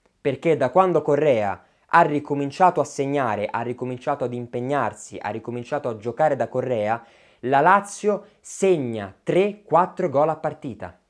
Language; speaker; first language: Italian; native; Italian